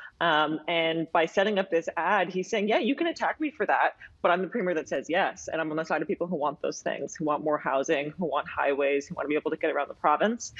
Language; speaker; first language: English; native; English